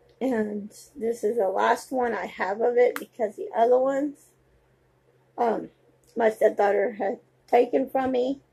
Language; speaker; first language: English; native; English